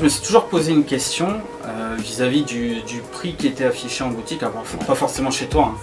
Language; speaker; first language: French; native; French